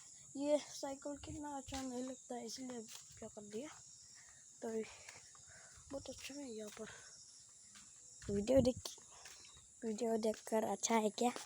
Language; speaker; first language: Hindi; non-native, local second language; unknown